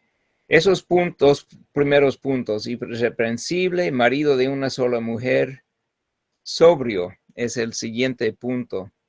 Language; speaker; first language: Spanish; non-native, fluent; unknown